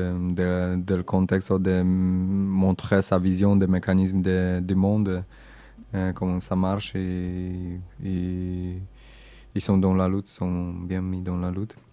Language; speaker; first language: French; non-native, learner; Indonesian